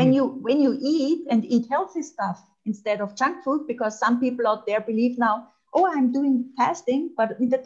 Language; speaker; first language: English; non-native, fluent; German